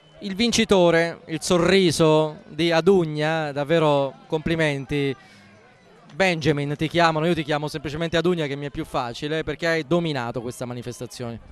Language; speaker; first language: Italian; native; Italian